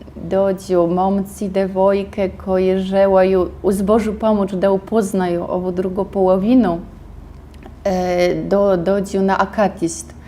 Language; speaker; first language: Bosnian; non-native, fluent; Russian